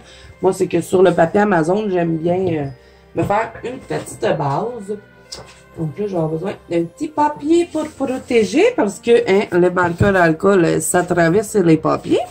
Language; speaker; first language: French; native; French